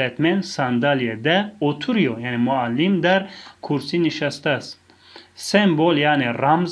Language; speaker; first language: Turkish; non-native, fluent; Tajik